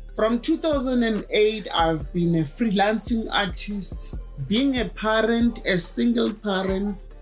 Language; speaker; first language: English; non-native, local second language; Southern Sotho